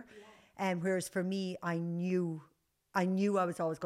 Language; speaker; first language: English; native; English